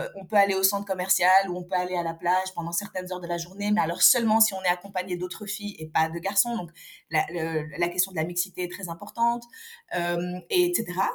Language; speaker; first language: French; non-native, local second language; Arabic